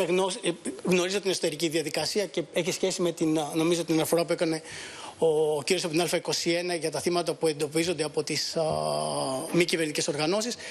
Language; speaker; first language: Greek; native; Greek